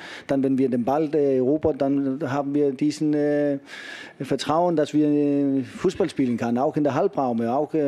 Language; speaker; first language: German; non-native, fluent; Danish